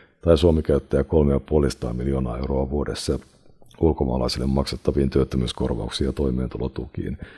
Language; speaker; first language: Finnish; native; Finnish